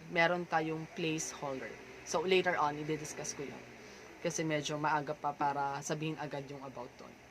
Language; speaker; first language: Filipino; native; Filipino